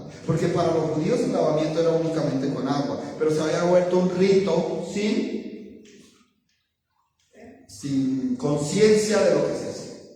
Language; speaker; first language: Spanish; native; Spanish